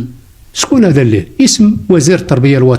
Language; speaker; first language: Arabic; native; Arabic